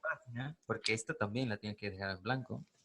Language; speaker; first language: Spanish; native; Spanish